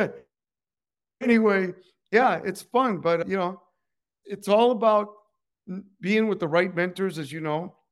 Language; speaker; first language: English; non-native, fluent; Spanish